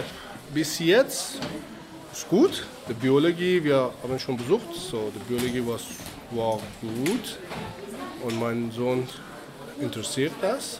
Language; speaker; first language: German; non-native, learner; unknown